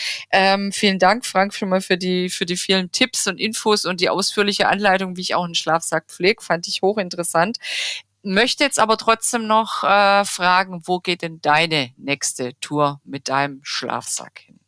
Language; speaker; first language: German; native; German